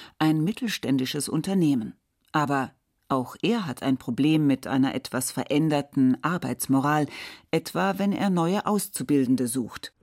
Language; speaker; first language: German; native; German